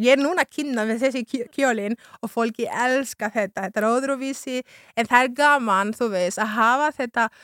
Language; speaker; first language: Icelandic; non-native, fluent; Spanish